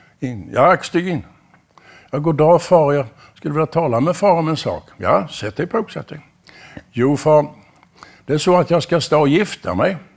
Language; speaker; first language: Swedish; native; Swedish